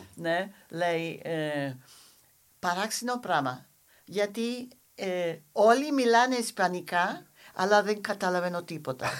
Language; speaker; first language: Greek; non-native, fluent; English